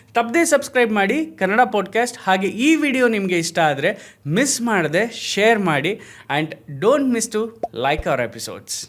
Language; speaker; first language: Kannada; native; Kannada